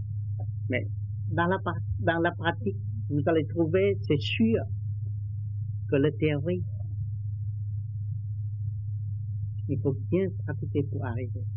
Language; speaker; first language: French; non-native, learner; Vietnamese